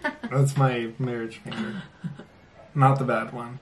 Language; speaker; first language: English; native; English